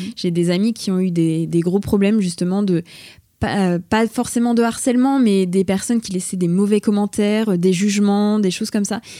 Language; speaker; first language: French; native; French